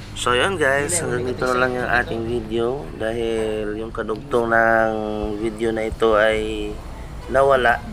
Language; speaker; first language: Filipino; native; Filipino